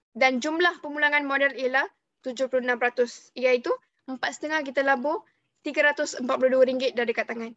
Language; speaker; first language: Malay; native; Malay